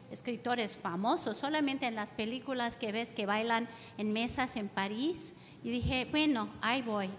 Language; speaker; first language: Spanish; early bilingual, heritage; Spanish